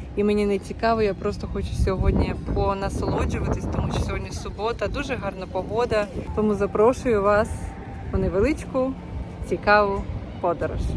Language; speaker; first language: Ukrainian; non-native, local second language; Russian